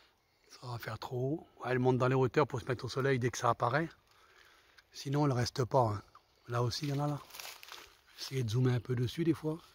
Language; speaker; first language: French; native; French